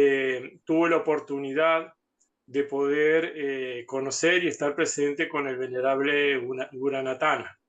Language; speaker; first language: Spanish; native; Spanish